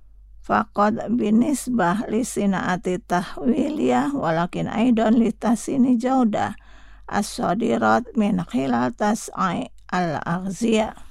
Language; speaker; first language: Arabic; non-native, fluent; Indonesian